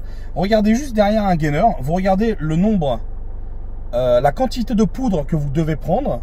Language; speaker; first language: French; native; French